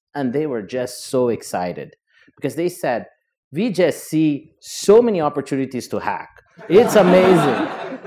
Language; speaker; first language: English; non-native, fluent; Portuguese